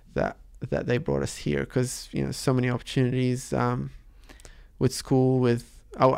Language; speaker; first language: English; early bilingual, other home language; Arabic